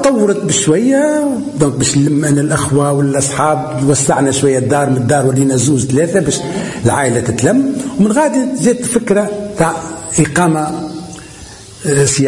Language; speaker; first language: Arabic; non-native, local second language; Berber languages